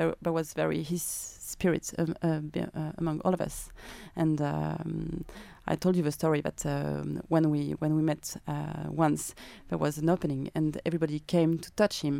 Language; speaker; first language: English; non-native, fluent; French